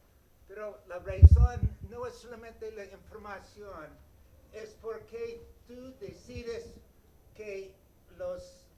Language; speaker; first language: Spanish; non-native, learner; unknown